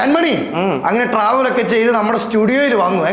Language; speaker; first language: Malayalam; native; Malayalam